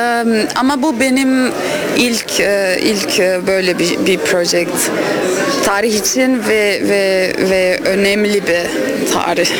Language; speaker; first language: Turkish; non-native, learner; English